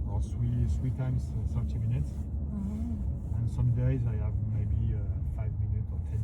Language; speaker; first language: English; non-native, learner; French